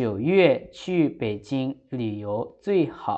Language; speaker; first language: Chinese; non-native, fluent; Lao